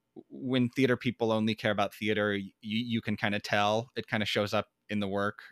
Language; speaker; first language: English; native; English